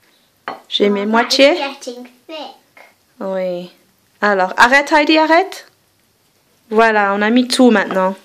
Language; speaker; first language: French; non-native, fluent; English